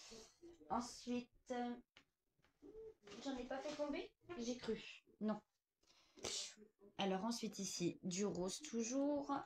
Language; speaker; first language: French; native; French